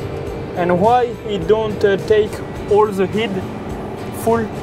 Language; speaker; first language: English; non-native, learner; French